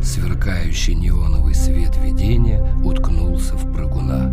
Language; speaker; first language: Russian; native; Russian